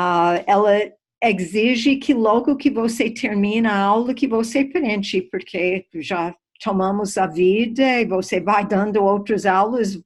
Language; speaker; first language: Portuguese; non-native, fluent; English